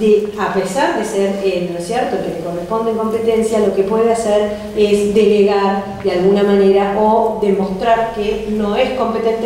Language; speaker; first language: Spanish; native; Spanish